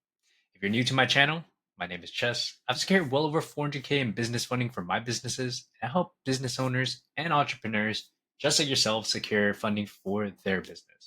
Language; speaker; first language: English; native; English